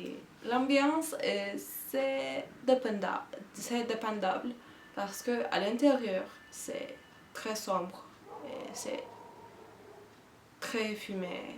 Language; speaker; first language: French; non-native, learner; Turkish